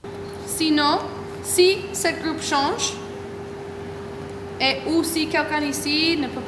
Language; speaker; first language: French; non-native, learner; English